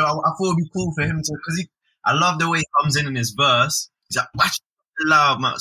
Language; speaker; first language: English; native; English